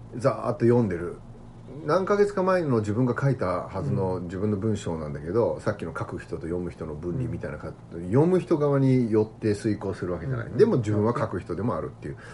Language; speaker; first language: Japanese; native; Japanese